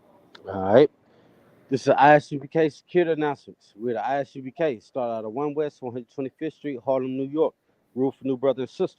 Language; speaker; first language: English; native; English